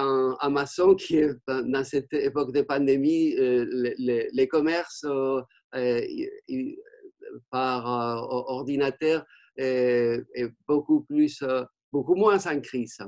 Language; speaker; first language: French; non-native, fluent; Spanish